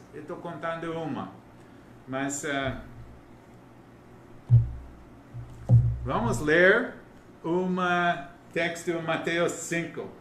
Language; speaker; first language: Portuguese; non-native, learner; English